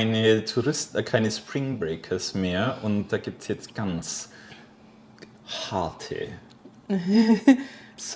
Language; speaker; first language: German; native; German